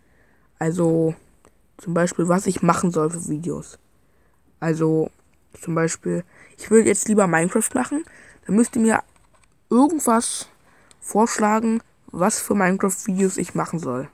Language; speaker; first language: German; native; German